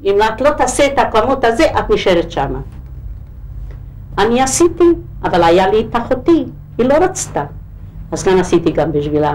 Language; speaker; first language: Hebrew; non-native, local second language; Hungarian